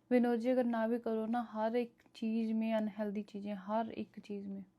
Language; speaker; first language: Hindi; non-native, local second language; Punjabi